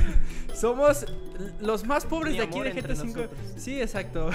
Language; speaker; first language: Spanish; native; Spanish